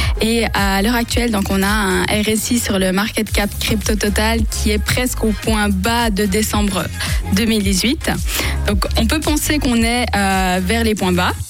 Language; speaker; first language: French; native; French